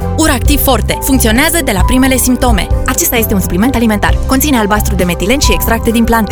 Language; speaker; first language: Romanian; native; Romanian